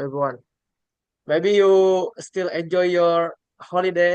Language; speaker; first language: English; non-native, learner; Indonesian